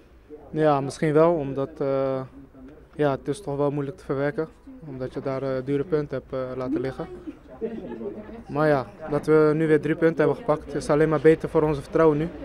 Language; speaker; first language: Dutch; native; Dutch